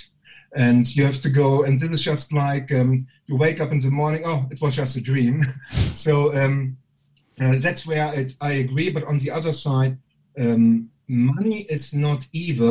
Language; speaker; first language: English; non-native, fluent; German